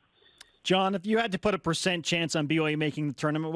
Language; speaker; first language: English; native; English